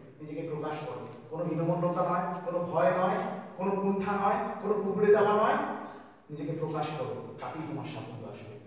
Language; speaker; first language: Bangla; native; Bangla